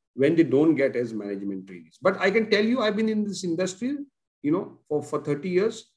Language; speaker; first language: English; non-native, local second language; Konkani